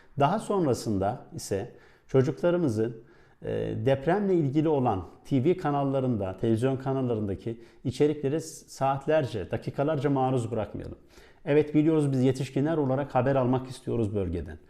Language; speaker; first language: Turkish; native; Turkish